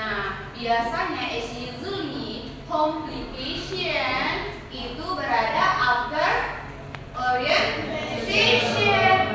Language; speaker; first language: English; non-native, learner; Indonesian